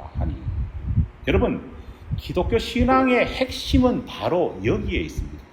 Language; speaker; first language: Korean; native; Korean